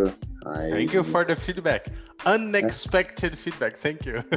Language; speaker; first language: English; non-native, fluent; Portuguese